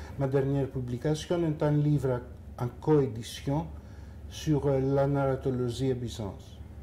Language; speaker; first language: French; non-native, fluent; Greek